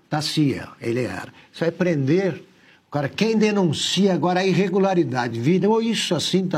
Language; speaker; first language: Portuguese; native; Portuguese